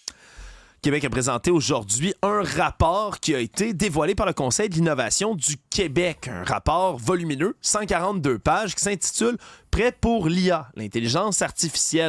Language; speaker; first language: French; native; French